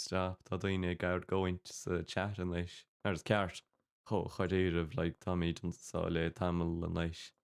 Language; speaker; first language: Irish; non-native, local second language; English